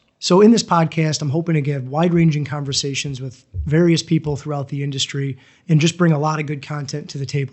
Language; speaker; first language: English; native; English